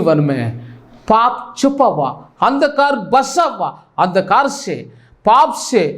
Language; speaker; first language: Hindi; non-native, local second language; Telugu